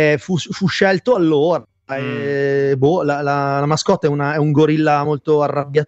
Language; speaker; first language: Italian; native; Italian